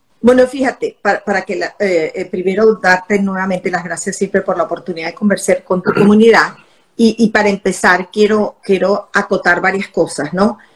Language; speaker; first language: Spanish; native; Spanish